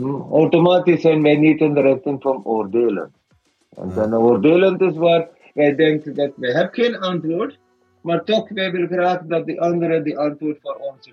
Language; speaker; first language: Dutch; non-native, fluent; Malayalam